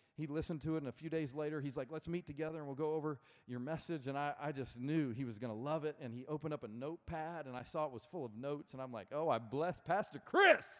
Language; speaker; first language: English; native; English